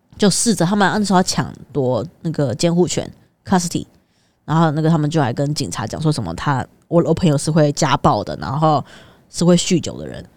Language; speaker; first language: Chinese; native; Chinese